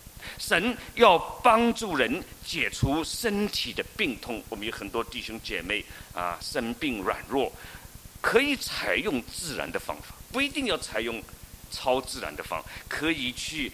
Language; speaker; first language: Chinese; native; Chinese